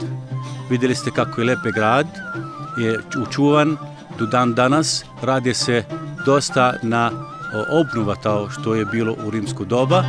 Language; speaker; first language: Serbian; non-native, learner; Arabic